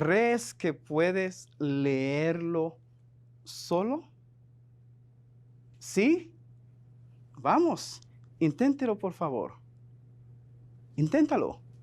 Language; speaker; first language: Spanish; non-native, fluent; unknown